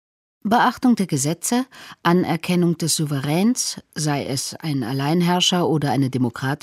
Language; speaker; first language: German; native; German